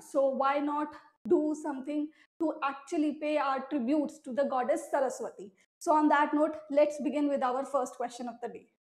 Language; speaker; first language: English; non-native, local second language; Hindi